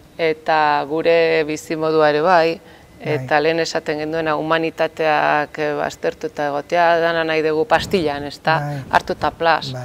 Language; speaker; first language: Basque; native; Basque